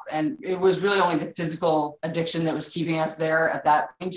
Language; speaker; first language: English; native; English